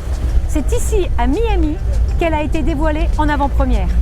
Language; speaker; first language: French; native; French